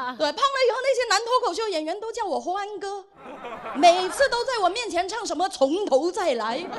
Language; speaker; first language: Chinese; non-native, local second language; Hakka Chinese